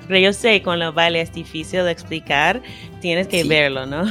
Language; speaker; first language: Spanish; non-native, fluent; English